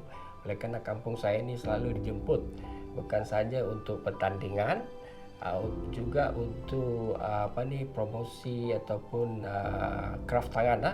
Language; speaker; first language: Indonesian; non-native, local second language; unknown